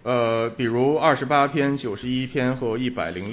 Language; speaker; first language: Chinese; non-native, local second language; Cantonese